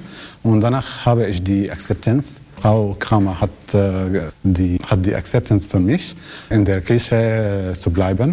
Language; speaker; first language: German; non-native, learner; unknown